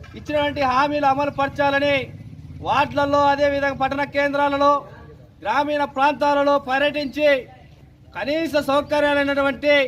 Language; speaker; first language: Telugu; native; Telugu